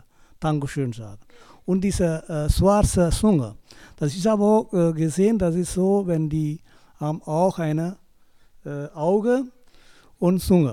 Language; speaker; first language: German; non-native, learner; Tamil